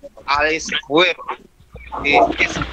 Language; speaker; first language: Spanish; non-native, learner; Haitian Creole